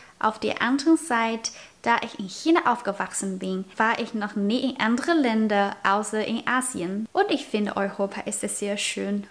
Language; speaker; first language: German; non-native, fluent; Chinese